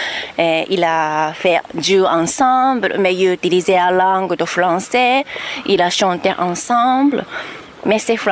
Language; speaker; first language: French; non-native, learner; Japanese